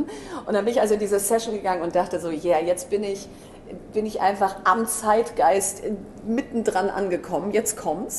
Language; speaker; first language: German; native; German